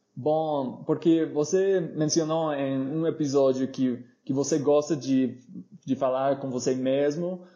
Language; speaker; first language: Portuguese; non-native, fluent; English